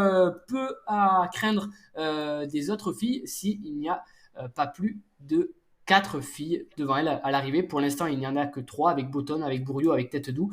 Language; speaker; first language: French; native; French